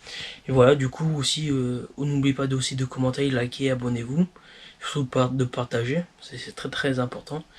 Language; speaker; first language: French; native; French